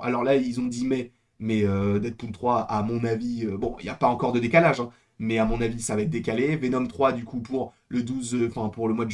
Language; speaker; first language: French; native; French